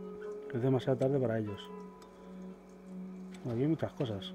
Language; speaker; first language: Spanish; native; Spanish